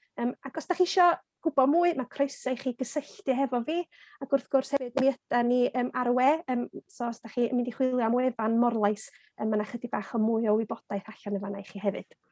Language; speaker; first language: Welsh; native; Welsh